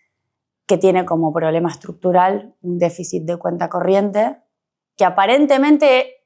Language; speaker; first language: Spanish; native; Spanish